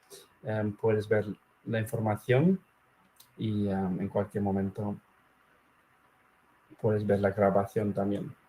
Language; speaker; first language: Spanish; non-native, fluent; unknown